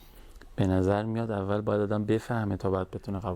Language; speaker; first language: Persian; native; Persian